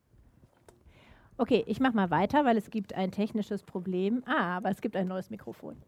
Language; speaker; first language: German; native; German